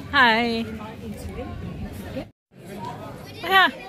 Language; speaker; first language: Danish; non-native, learner; Thai